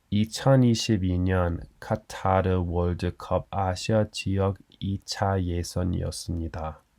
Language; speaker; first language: Korean; non-native, fluent; English